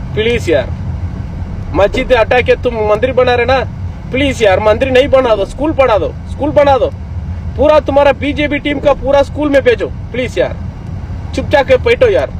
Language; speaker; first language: Hindi; non-native, local second language; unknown